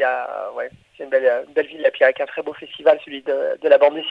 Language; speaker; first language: French; native; French